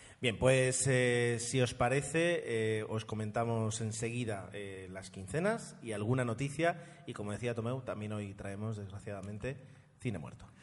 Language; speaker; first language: Spanish; non-native, fluent; Italian